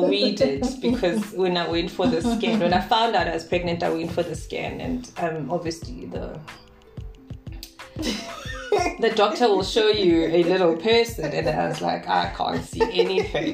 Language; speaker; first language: English; non-native, local second language; Zulu